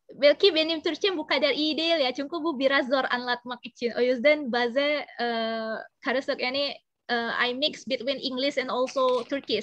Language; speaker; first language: Turkish; non-native, learner; Indonesian